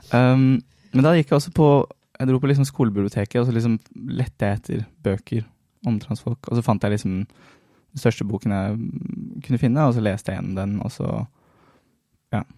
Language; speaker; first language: Norwegian; native; Norwegian